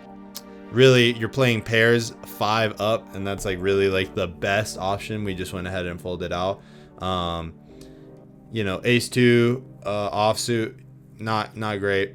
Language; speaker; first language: English; native; English